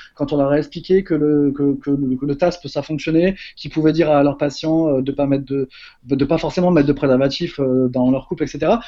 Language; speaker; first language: French; native; French